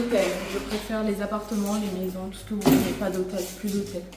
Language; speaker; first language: French; native; French